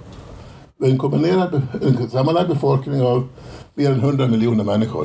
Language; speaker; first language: Swedish; native; Swedish